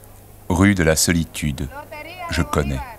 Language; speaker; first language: French; native; French